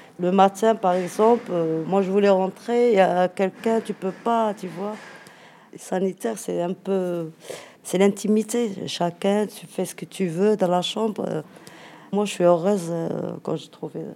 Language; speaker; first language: French; non-native, fluent; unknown